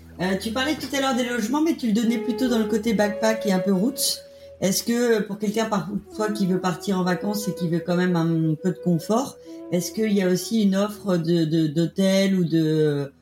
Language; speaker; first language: French; native; French